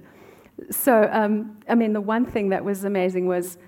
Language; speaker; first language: English; native; English